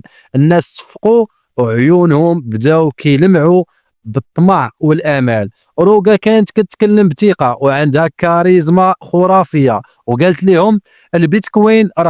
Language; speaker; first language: Arabic; native; Arabic